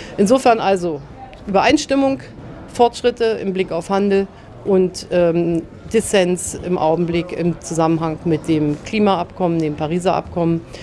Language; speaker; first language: German; native; German